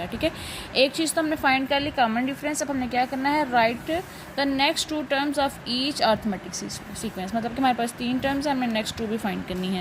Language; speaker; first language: Hindi; non-native, local second language; Punjabi